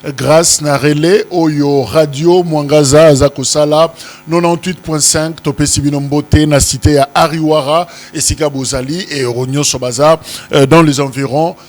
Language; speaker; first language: Lingala; native; Lingala